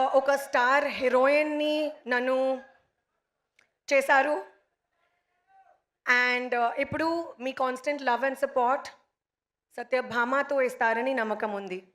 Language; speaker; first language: Telugu; non-native, local second language; Hindi